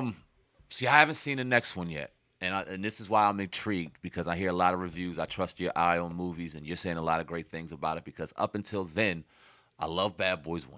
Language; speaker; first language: English; native; English